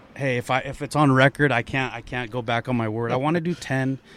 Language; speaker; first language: English; early bilingual, other home language; Spanish